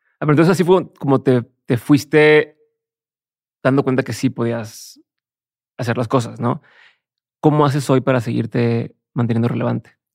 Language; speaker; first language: Spanish; native; Spanish